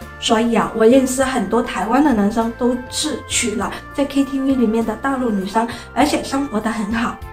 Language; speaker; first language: Chinese; native; Chinese